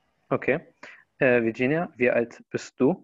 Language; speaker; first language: German; non-native, fluent; Spanish